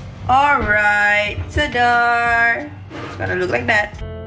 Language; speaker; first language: English; non-native, local second language; Malay